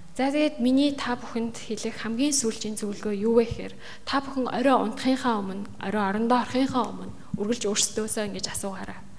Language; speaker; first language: Mongolian; native; Mongolian